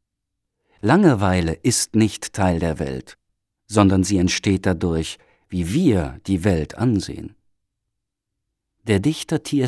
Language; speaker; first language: German; native; German